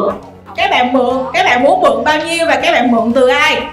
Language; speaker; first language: Vietnamese; native; Vietnamese